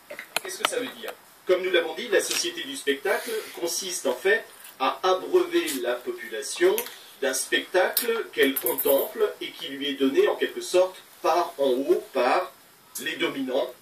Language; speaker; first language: French; native; French